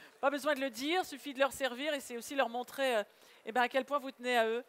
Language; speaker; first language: French; native; French